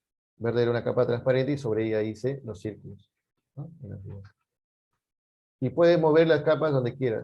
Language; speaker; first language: Spanish; native; Spanish